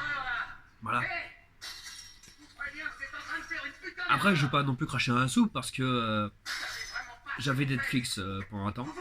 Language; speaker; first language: French; native; French